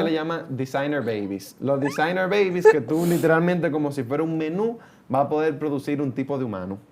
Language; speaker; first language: Spanish; native; Spanish